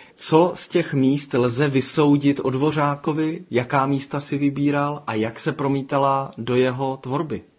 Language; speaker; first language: Czech; native; Czech